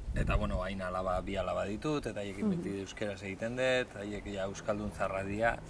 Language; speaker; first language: Basque; non-native, local second language; Spanish